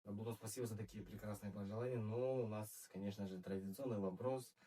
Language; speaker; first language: Russian; non-native, local second language; Kazakh